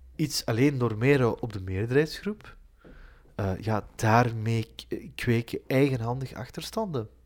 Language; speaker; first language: Dutch; early bilingual, other home language; Turkish